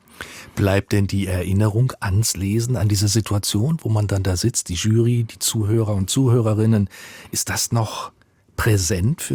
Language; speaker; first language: German; native; German